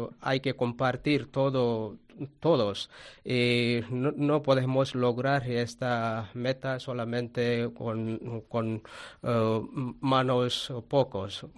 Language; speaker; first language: Spanish; non-native, fluent; Tamil